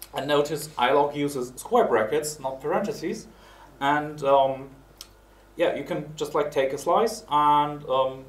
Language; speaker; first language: English; non-native, fluent; German